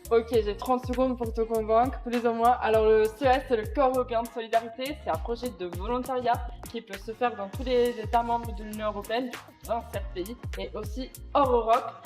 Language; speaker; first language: French; non-native, fluent; Italian